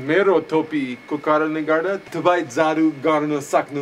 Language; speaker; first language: Nepali; non-native, learner; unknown